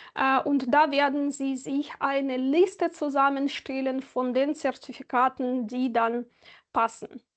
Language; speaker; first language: German; non-native, fluent; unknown